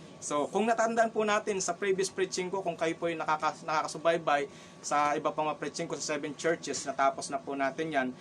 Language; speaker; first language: Filipino; non-native, local second language; Cebuano